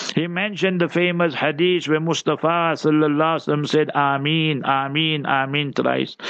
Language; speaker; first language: English; early bilingual, other home language; Urdu